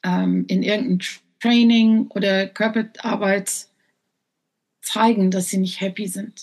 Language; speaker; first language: German; non-native, fluent; English